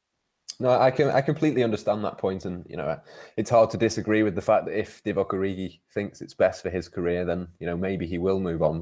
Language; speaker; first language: English; native; English